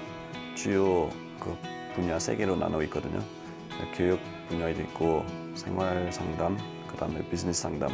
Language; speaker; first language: Korean; non-native, fluent; English